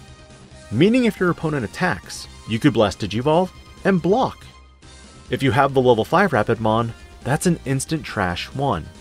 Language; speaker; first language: English; native; English